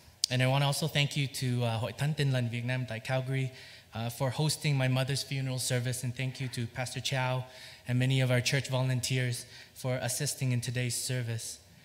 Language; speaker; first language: English; early bilingual, other home language; Vietnamese